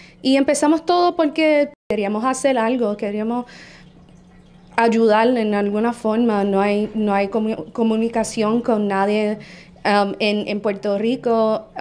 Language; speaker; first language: Spanish; early bilingual, heritage; Spanish